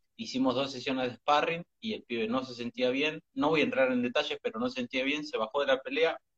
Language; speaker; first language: Spanish; native; Spanish